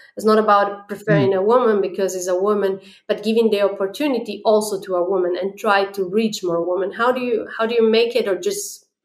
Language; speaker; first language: English; non-native, fluent; Spanish